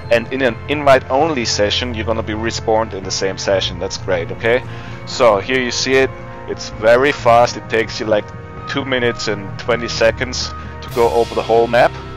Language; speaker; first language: English; non-native, fluent; German